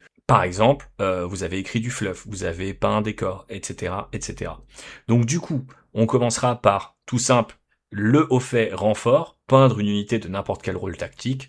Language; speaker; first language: French; native; French